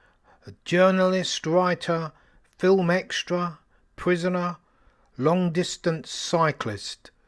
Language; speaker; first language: English; native; English